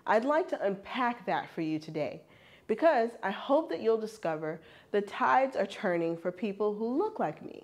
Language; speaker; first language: English; non-native, fluent; German